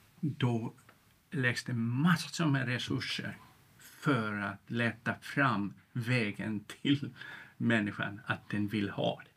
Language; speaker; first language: Swedish; non-native, local second language; Finnish